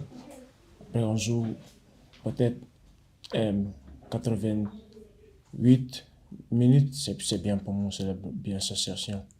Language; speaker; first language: French; non-native, learner; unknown